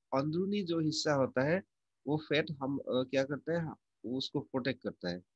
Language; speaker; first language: Hindi; non-native, local second language; Assamese